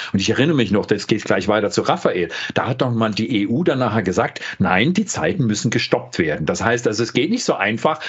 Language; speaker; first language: German; native; German